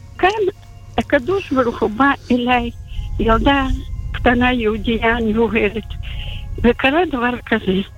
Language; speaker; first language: Hebrew; non-native, fluent; Russian